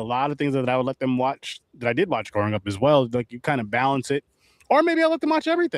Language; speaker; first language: English; native; English